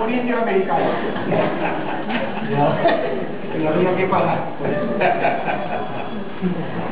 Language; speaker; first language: Spanish; native; Spanish